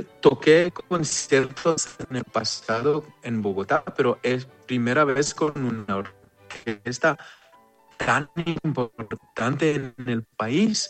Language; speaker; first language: Spanish; non-native, fluent; Hebrew